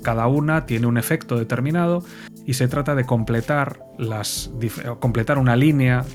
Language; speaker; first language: Spanish; native; Spanish